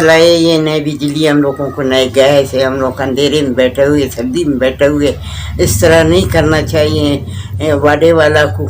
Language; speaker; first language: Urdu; non-native, local second language; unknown